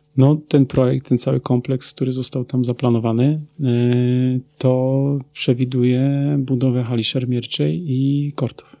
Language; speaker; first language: Polish; native; Polish